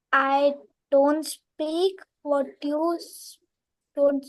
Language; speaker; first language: English; non-native, learner; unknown